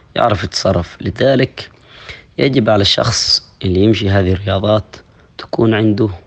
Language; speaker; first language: Arabic; non-native, local second language; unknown